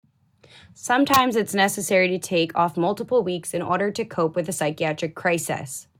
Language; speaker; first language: English; native; English